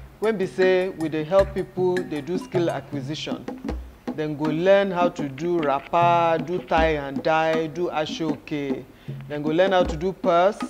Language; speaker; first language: Nigerian Pidgin; non-native, local second language; Yoruba